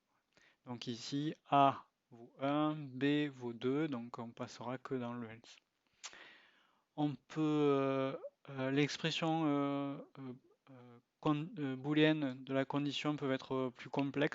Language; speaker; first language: French; native; French